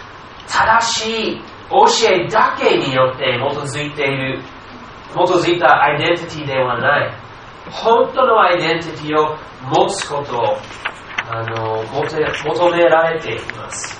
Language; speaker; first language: Japanese; non-native, fluent; English